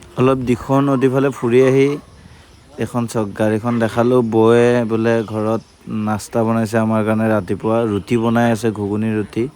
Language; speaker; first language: Assamese; native; Assamese